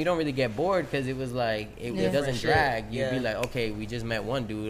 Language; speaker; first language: English; early bilingual, other home language; Spanish